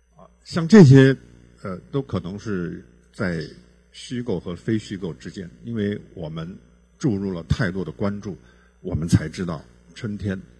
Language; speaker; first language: Chinese; native; Chinese